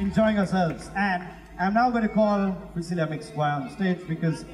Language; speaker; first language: English; non-native, local second language; Sinhala